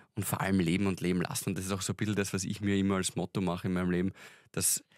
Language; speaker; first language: German; native; German